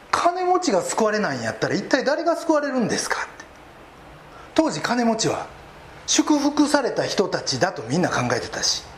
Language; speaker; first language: Japanese; native; Japanese